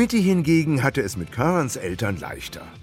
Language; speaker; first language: German; native; German